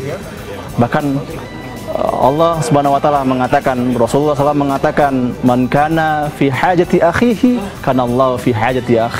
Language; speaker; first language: Indonesian; native; Indonesian